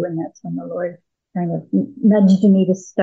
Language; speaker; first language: English; native; English